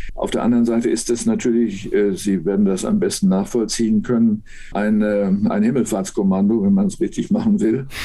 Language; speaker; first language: German; native; German